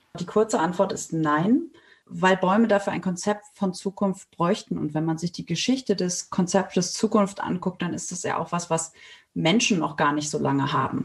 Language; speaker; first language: German; native; German